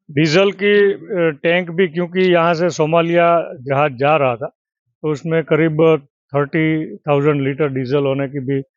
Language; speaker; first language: Hindi; non-native, local second language; Gujarati